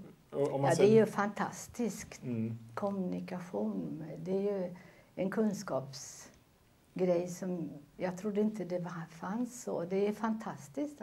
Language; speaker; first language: Swedish; non-native, learner; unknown